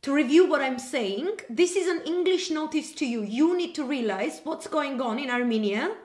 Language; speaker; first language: English; non-native, fluent; Armenian